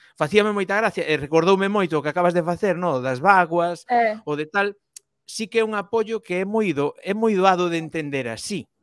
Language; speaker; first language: Galician; native; Galician